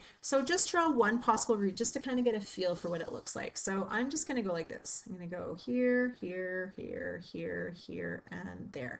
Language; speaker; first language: English; native; English